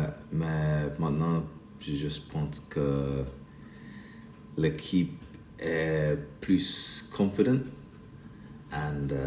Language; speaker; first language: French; non-native, learner; English